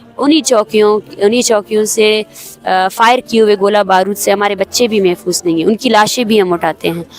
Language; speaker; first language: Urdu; non-native, local second language; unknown